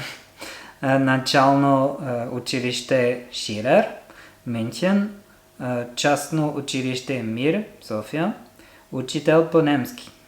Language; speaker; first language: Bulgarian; non-native, learner; French